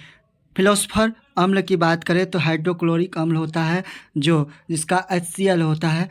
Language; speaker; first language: Hindi; native; Hindi